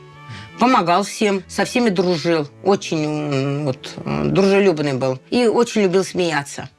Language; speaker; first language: Russian; native; Russian